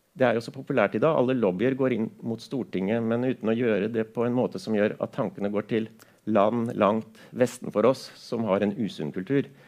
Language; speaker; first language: Norwegian; native; Norwegian